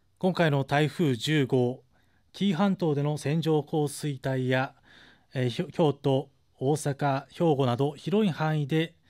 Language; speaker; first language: Japanese; native; Japanese